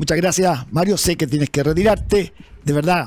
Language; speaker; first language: Spanish; native; Spanish